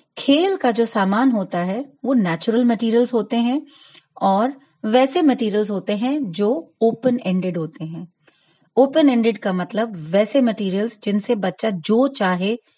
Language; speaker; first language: Hindi; non-native, local second language; Gujarati